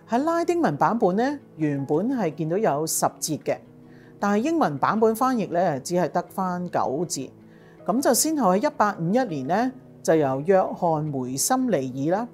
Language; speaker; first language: Chinese; native; Chinese